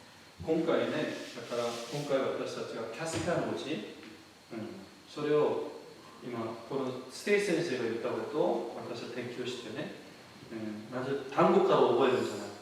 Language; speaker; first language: Japanese; non-native, fluent; Korean